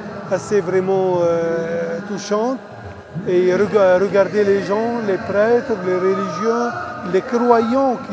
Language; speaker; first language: French; non-native, local second language; Arabic